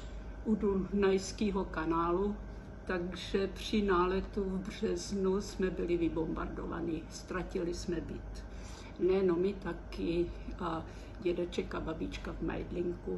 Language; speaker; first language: Czech; early bilingual, heritage; Czech